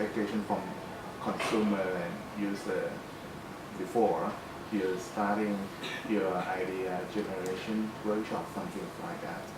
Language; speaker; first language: English; non-native, fluent; Thai